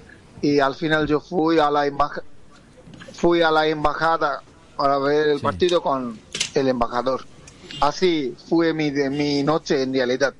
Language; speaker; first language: Spanish; non-native, fluent; Bangla